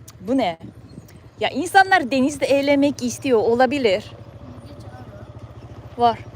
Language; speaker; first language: Turkish; non-native, fluent; Japanese